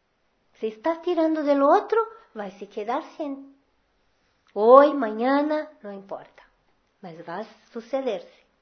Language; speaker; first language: Spanish; non-native, fluent; Portuguese